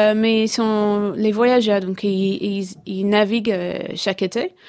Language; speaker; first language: French; non-native, fluent; English